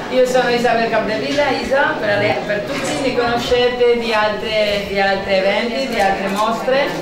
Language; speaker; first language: Italian; non-native, fluent; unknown